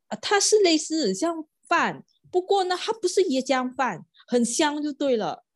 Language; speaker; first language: Chinese; non-native, local second language; Malay